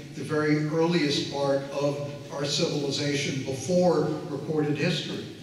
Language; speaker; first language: English; native; English